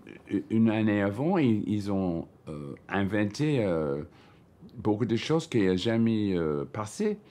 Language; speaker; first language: French; non-native, learner; English